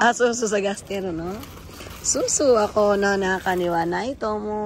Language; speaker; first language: Japanese; non-native, fluent; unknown